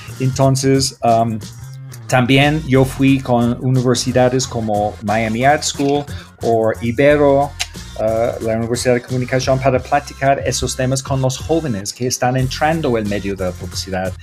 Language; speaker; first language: Spanish; non-native, learner; English